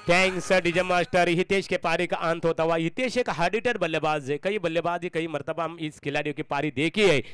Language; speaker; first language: Hindi; non-native, local second language; Marathi